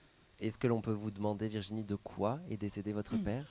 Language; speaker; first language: French; native; French